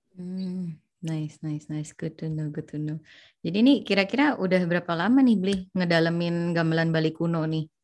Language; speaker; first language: Indonesian; native; Indonesian